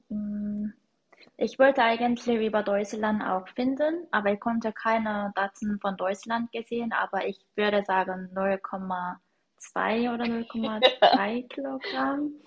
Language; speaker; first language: German; non-native, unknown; Korean